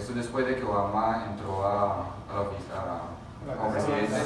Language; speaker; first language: Spanish; native; Spanish